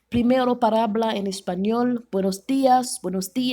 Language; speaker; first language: Spanish; non-native, learner; Haitian Creole